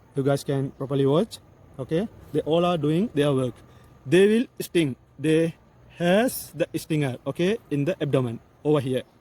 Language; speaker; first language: English; non-native, local second language; Tamil